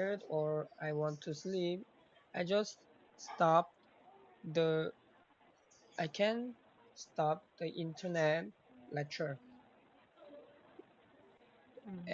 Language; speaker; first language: English; non-native, learner; Korean